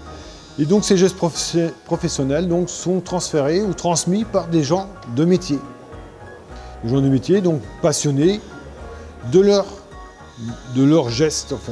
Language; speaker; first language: French; native; French